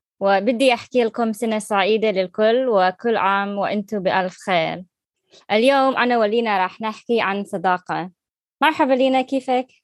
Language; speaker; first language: Arabic; non-native, learner; English